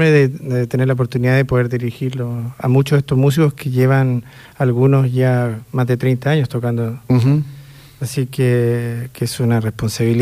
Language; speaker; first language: Spanish; native; Spanish